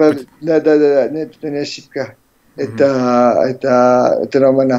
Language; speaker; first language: Russian; non-native, learner; French